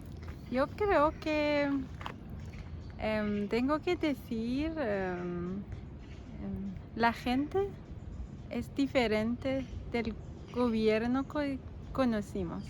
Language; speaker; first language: Spanish; non-native, learner; Persian